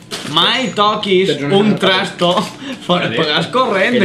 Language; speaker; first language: Catalan; native; Catalan